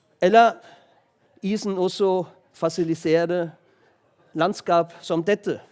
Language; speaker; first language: Norwegian; non-native, fluent; German